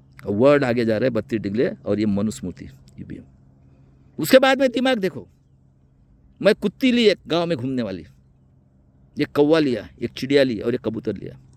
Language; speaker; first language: Hindi; non-native, local second language; Marathi